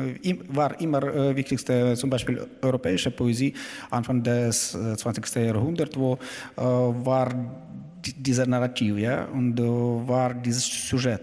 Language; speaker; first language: German; non-native, learner; Ukrainian